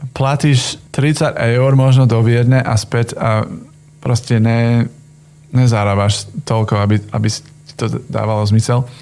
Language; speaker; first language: Slovak; non-native, fluent; English